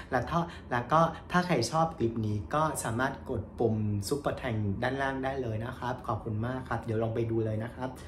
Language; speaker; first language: Thai; non-native, fluent; Vietnamese